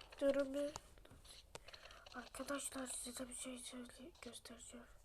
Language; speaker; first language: Turkish; native; Turkish